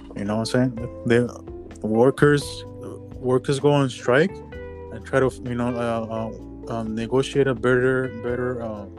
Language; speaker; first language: English; non-native, fluent; Spanish